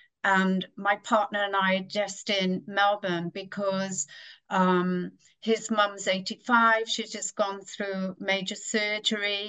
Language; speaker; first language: English; native; English